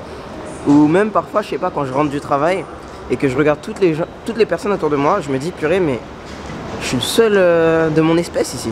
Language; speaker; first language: French; native; French